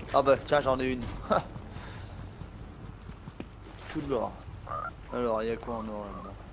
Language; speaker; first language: French; native; French